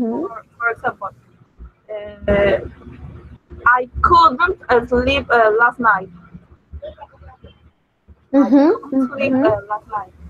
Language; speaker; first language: English; non-native, learner; Spanish